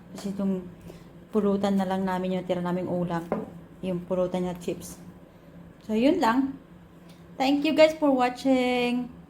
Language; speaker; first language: Filipino; non-native, local second language; Waray